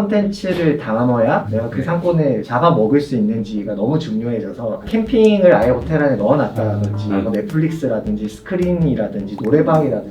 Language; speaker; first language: Korean; native; Korean